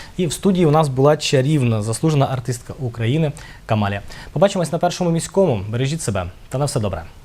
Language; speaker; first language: Ukrainian; native; Ukrainian